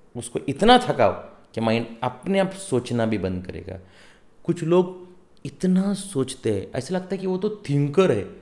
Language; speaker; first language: Hindi; non-native, local second language; Marathi